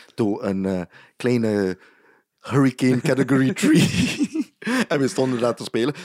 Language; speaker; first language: Dutch; non-native, fluent; English